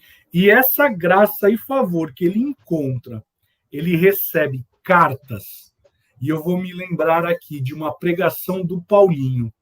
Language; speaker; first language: Portuguese; native; Portuguese